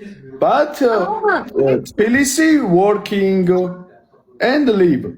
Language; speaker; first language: English; non-native, learner; Georgian